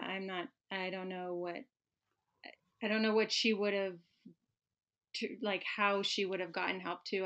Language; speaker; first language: English; native; English